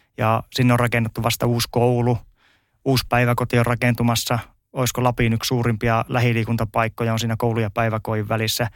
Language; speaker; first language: Finnish; native; Finnish